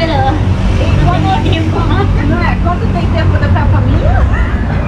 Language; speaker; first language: Spanish; non-native, learner; Portuguese